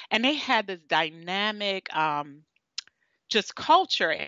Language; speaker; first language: English; native; English